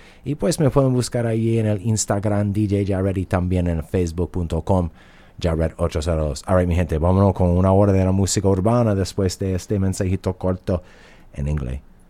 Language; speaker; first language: Spanish; native; Spanish